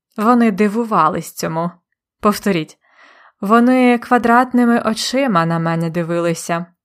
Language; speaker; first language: Ukrainian; native; Ukrainian